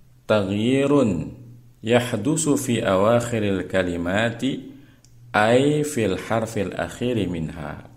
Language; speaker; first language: Arabic; non-native, fluent; Indonesian